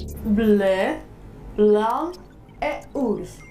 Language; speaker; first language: French; non-native, learner; Spanish